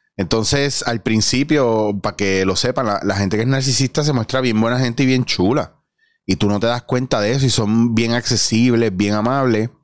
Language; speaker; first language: Spanish; native; Spanish